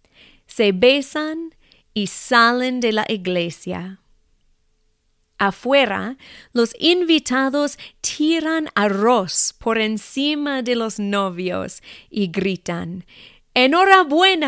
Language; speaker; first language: Spanish; non-native, fluent; English